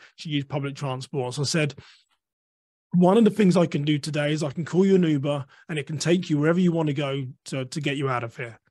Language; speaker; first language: English; native; English